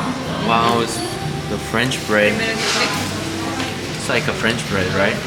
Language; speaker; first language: English; non-native, fluent; Spanish